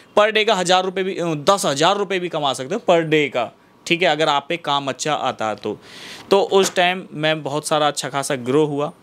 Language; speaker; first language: Hindi; native; Hindi